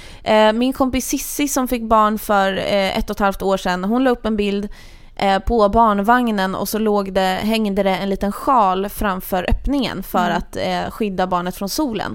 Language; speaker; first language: Swedish; native; Swedish